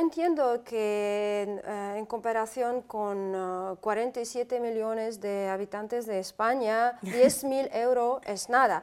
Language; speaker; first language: Spanish; non-native, fluent; Uzbek